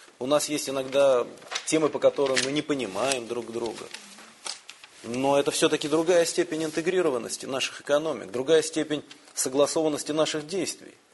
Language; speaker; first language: Russian; native; Russian